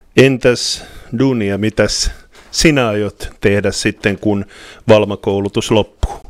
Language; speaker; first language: Finnish; native; Finnish